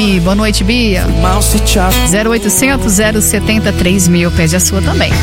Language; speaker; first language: Portuguese; native; Portuguese